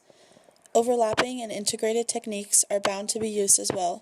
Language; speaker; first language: English; native; English